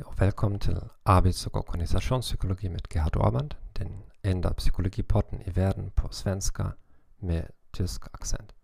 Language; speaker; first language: Swedish; non-native, fluent; German